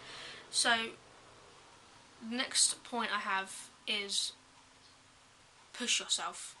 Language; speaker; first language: English; native; English